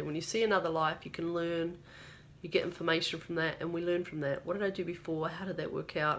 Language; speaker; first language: English; native; English